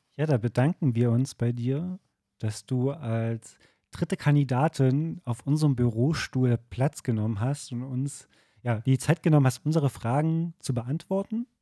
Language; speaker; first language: German; native; German